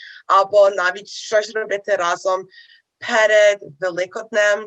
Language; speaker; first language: Ukrainian; early bilingual, heritage; Ukrainian